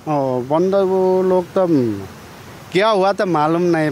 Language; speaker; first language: Hindi; non-native, learner; Nepali